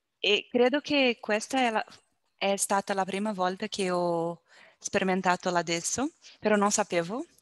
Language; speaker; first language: Italian; non-native, learner; Portuguese